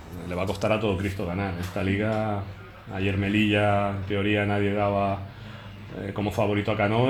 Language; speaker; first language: Spanish; native; Spanish